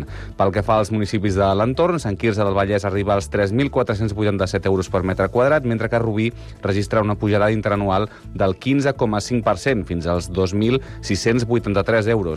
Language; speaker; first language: Catalan; native; Catalan